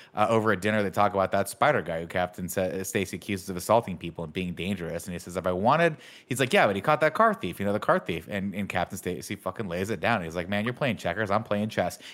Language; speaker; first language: English; native; English